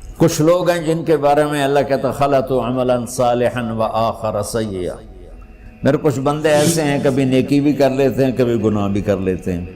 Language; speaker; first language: Urdu; non-native, local second language; Punjabi